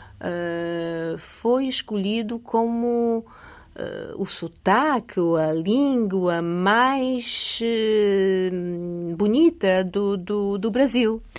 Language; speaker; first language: Portuguese; early bilingual, other home language; Polish